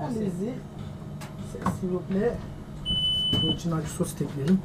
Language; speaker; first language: French; non-native, learner; Turkish